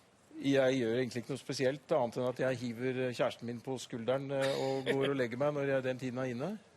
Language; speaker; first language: Norwegian; native; Norwegian